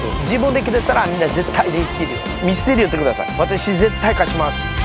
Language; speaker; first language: Japanese; non-native, learner; Portuguese